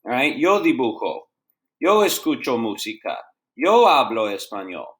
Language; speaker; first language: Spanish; non-native, fluent; English